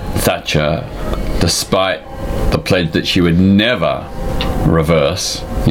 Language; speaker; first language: English; native; English